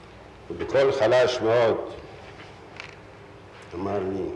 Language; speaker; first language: Hebrew; non-native, fluent; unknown